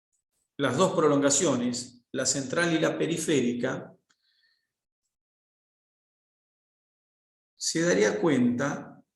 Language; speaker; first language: Spanish; native; Spanish